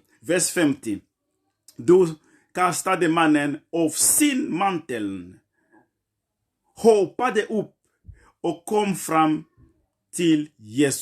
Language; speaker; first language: Swedish; non-native, fluent; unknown